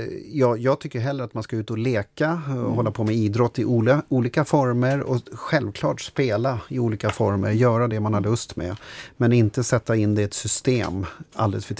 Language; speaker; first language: Swedish; native; Swedish